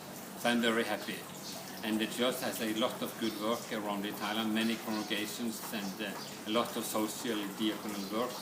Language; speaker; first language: English; non-native, fluent; Norwegian